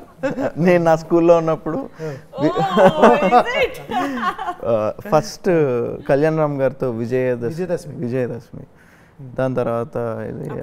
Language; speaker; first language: Telugu; native; Telugu